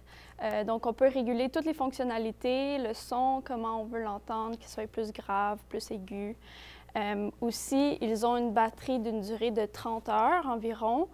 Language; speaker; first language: French; native; French